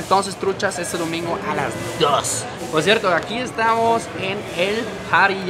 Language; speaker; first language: Spanish; non-native, fluent; German